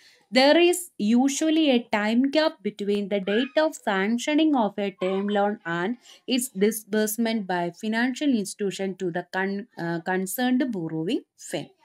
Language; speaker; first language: English; non-native, local second language; Malayalam